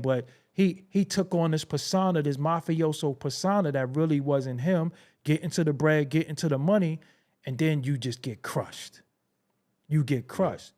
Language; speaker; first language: English; native; English